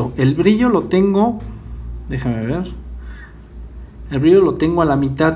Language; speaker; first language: Spanish; native; Spanish